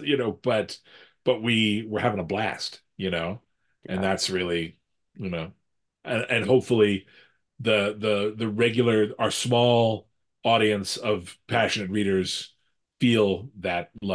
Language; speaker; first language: English; native; English